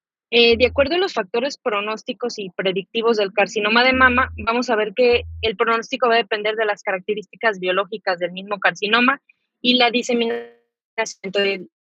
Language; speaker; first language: Spanish; native; Spanish